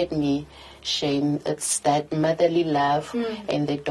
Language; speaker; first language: English; non-native, local second language; Southern Sotho